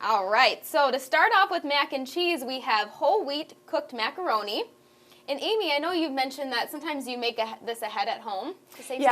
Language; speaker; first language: English; native; English